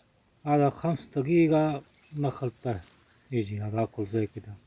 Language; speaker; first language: Arabic; non-native, learner; Urdu